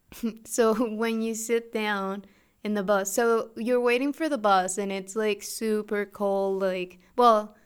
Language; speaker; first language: English; non-native, fluent; Spanish